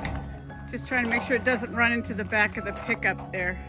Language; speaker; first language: English; native; English